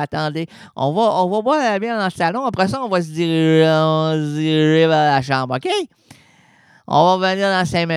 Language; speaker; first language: French; native; French